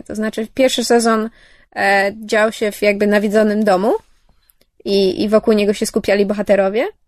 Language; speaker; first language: Polish; early bilingual, heritage; English